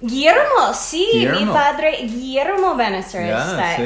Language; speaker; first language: Spanish; non-native, fluent; English